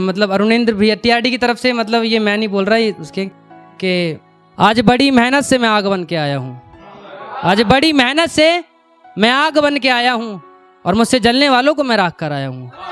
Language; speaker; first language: Hindi; native; Hindi